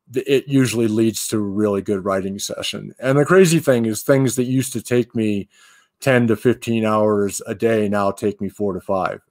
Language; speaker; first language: English; native; English